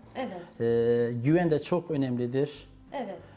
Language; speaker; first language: Turkish; native; Turkish